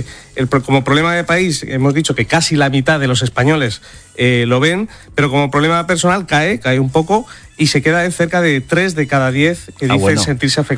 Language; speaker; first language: Spanish; native; Spanish